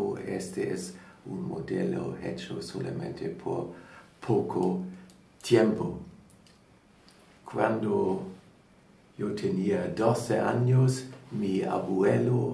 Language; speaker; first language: Spanish; non-native, learner; German